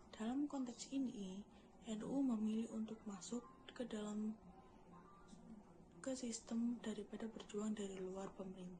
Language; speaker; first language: Indonesian; native; Indonesian